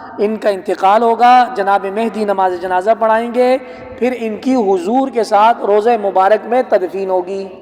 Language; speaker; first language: Urdu; non-native, local second language; Punjabi